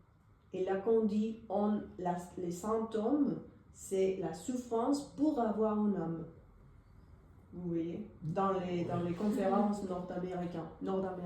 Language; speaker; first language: French; non-native, fluent; Spanish